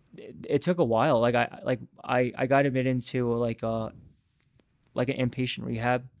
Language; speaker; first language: English; native; English